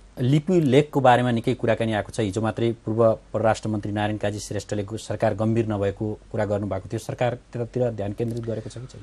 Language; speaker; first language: Nepali; native; Nepali